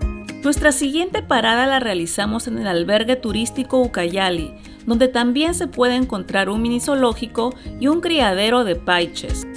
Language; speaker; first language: Spanish; native; Spanish